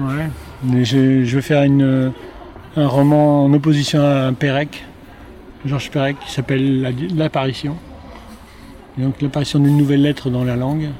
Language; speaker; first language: French; native; French